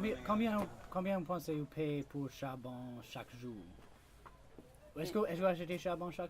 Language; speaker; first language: French; non-native, learner; English